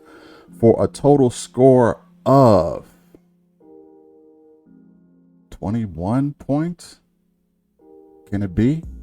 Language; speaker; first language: English; native; English